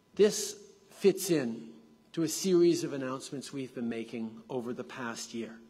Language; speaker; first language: English; native; English